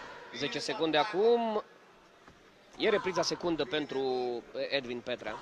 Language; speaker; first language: Romanian; native; Romanian